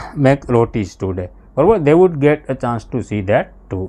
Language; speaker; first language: English; non-native, local second language; Gujarati